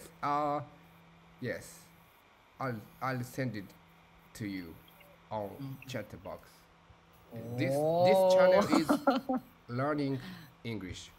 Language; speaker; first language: English; non-native, learner; Japanese